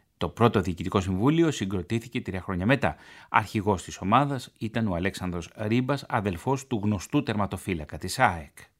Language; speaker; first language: Greek; native; Greek